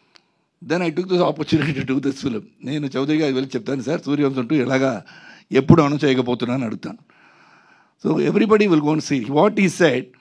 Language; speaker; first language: Telugu; non-native, local second language; Tamil